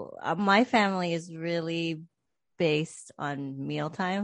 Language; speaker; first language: English; native; English